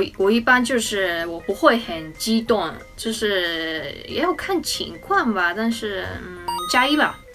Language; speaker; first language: Chinese; non-native, fluent; Japanese